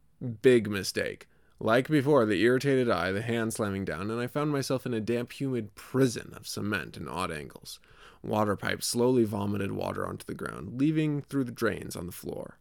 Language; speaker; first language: English; native; English